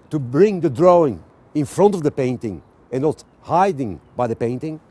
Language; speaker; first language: English; non-native, fluent; Dutch